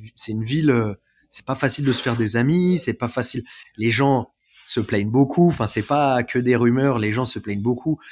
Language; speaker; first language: French; native; French